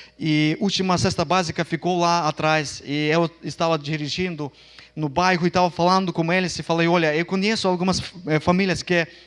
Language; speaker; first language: Portuguese; non-native, fluent; Ukrainian